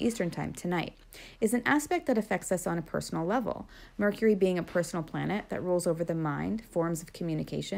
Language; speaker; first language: English; native; English